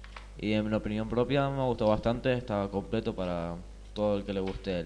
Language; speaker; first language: Spanish; native; Spanish